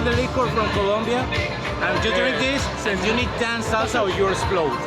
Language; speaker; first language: English; non-native, learner; Spanish